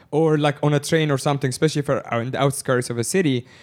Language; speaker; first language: English; early bilingual, other home language; Arabic